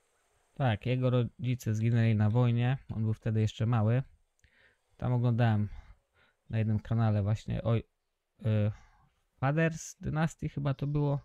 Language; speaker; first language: Polish; native; Polish